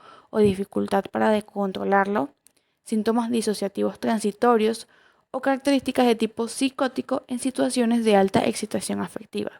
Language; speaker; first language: Spanish; native; Spanish